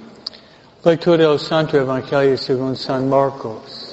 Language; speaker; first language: Spanish; non-native, fluent; English